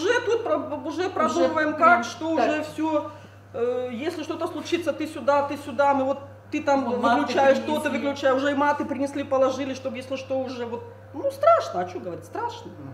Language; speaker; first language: Russian; native; Russian